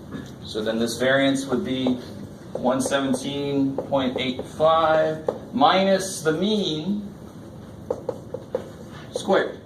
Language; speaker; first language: English; native; English